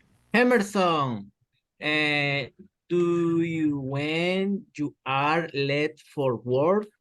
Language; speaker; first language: English; non-native, learner; Spanish